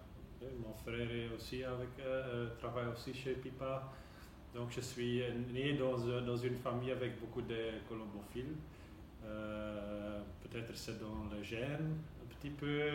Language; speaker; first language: French; non-native, local second language; Dutch